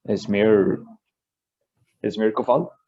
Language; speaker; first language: English; non-native, learner; Spanish